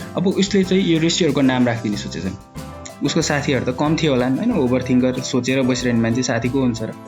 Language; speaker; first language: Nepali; native; Nepali